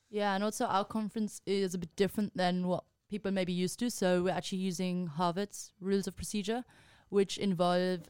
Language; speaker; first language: English; non-native, fluent; Spanish